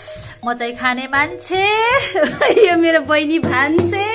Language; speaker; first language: Nepali; non-native, local second language; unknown